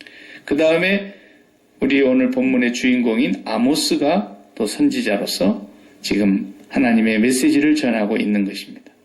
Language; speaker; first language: Korean; native; Korean